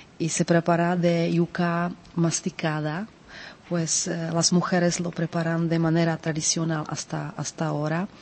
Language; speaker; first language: Spanish; non-native, fluent; Czech